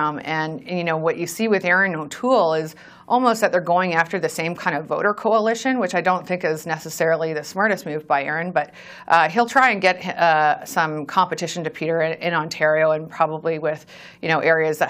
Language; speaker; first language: English; native; English